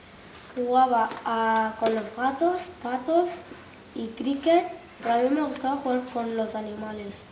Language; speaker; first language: Spanish; early bilingual, other home language; Bangla